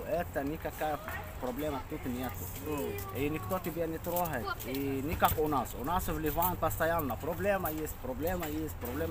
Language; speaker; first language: Russian; non-native, learner; Arabic